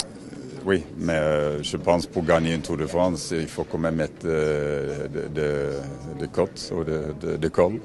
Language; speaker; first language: French; non-native, fluent; Norwegian